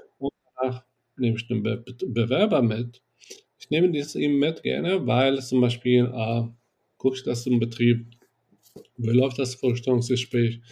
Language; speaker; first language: German; non-native, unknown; Arabic